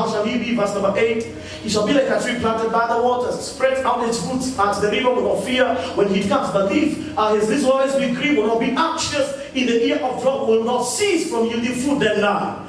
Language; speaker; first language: English; non-native, local second language; Swahili